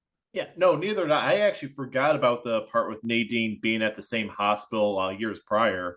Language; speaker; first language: English; native; English